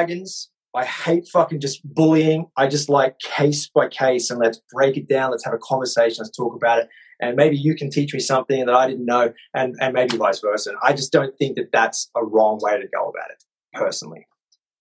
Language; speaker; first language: English; native; English